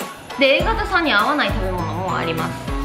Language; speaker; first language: Japanese; native; Japanese